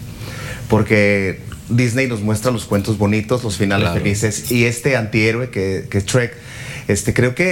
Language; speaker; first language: Spanish; native; Spanish